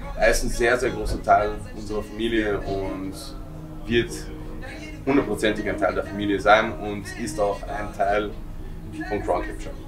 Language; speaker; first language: German; early bilingual, other home language; Serbian